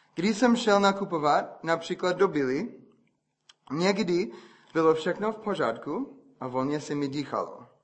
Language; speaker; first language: Czech; non-native, fluent; English